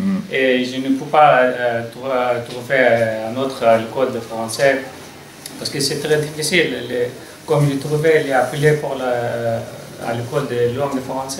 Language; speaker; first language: French; non-native, learner; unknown